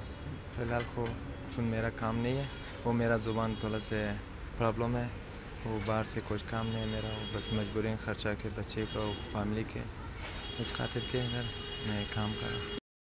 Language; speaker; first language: Hindi; non-native, learner; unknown